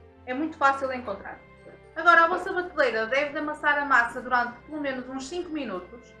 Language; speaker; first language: Portuguese; native; Portuguese